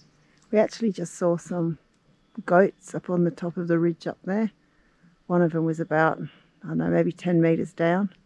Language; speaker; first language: English; native; English